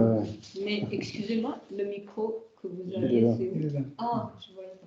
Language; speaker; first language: French; non-native, fluent; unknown